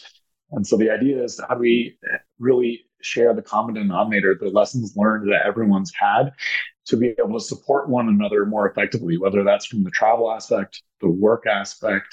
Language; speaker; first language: English; native; English